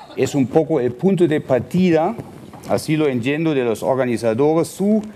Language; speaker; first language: Spanish; non-native, fluent; German